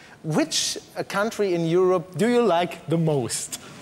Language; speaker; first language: English; non-native, fluent; German